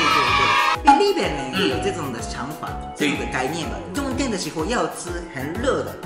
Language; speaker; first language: Chinese; non-native, fluent; Japanese